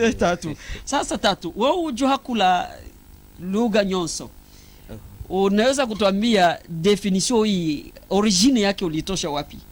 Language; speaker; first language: Swahili; native; Swahili